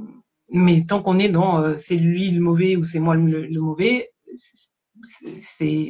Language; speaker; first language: French; native; French